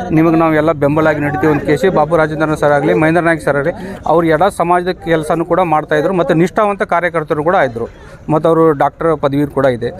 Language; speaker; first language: Kannada; non-native, local second language; Lambadi